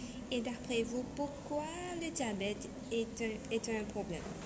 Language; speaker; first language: French; non-native, local second language; Morisyen